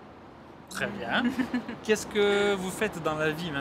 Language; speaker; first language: French; native; French